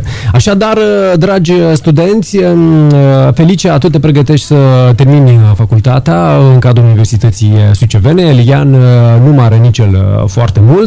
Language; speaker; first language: Romanian; native; Romanian